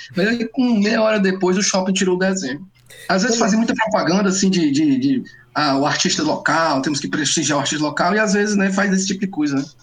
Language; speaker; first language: Portuguese; native; Portuguese